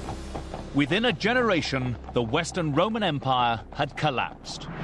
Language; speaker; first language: English; native; English